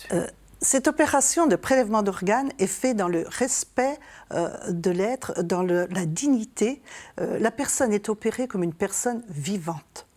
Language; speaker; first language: French; native; French